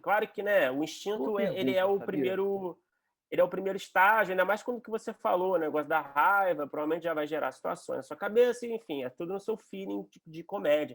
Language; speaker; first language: Portuguese; native; Portuguese